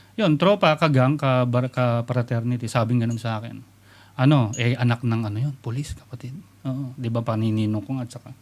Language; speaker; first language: Filipino; native; Filipino